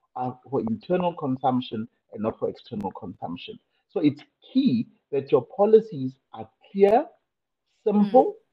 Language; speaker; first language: English; non-native, local second language; Tswana